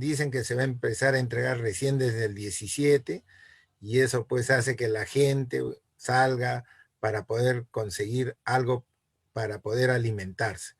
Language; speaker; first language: Spanish; native; Spanish